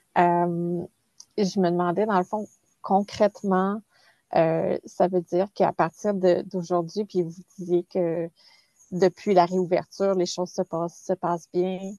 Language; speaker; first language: French; native; French